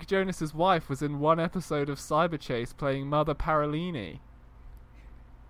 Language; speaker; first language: English; native; English